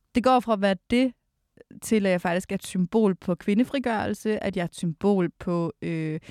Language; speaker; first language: Danish; native; Danish